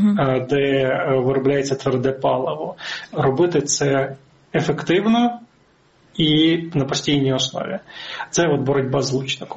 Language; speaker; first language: Ukrainian; native; Ukrainian